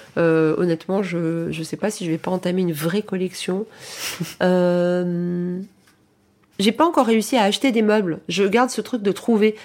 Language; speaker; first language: French; early bilingual, heritage; French